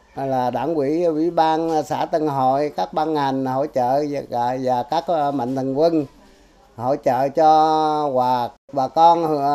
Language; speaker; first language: Vietnamese; non-native, local second language; Eastern Cham